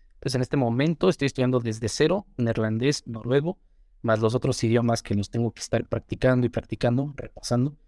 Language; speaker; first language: Spanish; native; Spanish